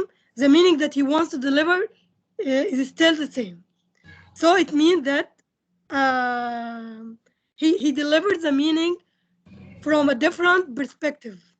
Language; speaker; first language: English; non-native, fluent; Indonesian